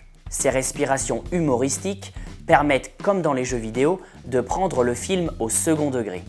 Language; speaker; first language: French; native; French